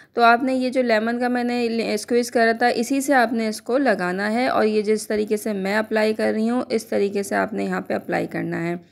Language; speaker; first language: Hindi; native; Hindi